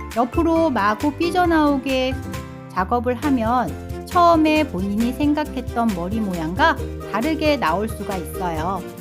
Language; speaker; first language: Korean; native; Korean